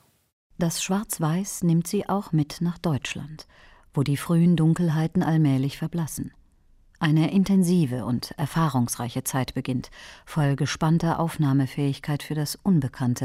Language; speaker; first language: German; native; German